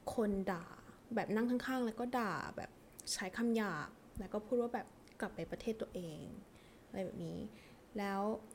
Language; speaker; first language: Thai; early bilingual, heritage; Thai